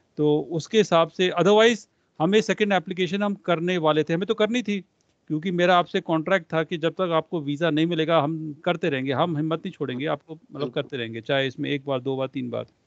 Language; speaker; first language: Hindi; non-native, local second language; Punjabi